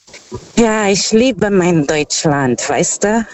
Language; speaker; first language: German; non-native, fluent; Portuguese